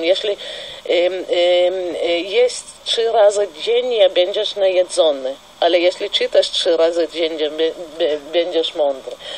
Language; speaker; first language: Polish; non-native, fluent; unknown